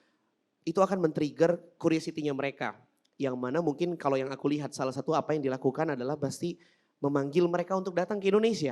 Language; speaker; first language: Indonesian; native; Indonesian